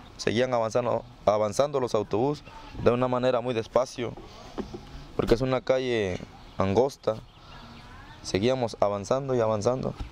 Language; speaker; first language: Spanish; native; Spanish